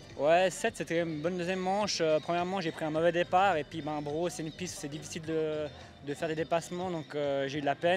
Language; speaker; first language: French; native; French